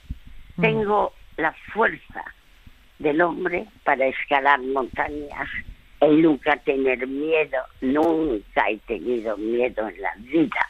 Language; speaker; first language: Spanish; early bilingual, other home language; French